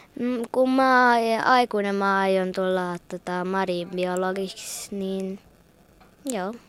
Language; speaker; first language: Finnish; early bilingual, heritage; Finnish